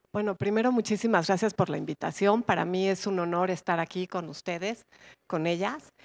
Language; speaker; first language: Spanish; native; Spanish